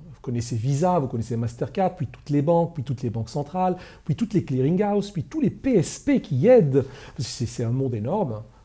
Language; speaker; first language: French; non-native, local second language; Arabic